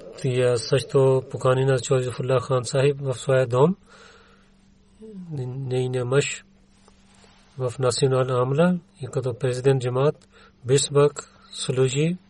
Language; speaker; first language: Bulgarian; non-native, learner; Urdu